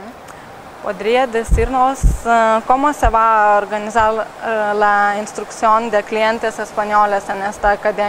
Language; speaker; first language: Spanish; non-native, learner; Lithuanian